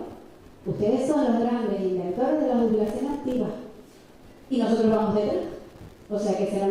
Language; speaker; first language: Spanish; native; Spanish